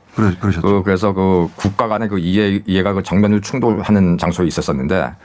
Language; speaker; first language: Korean; native; Korean